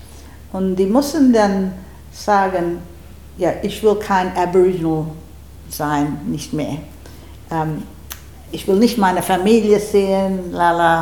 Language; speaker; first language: German; early bilingual, heritage; German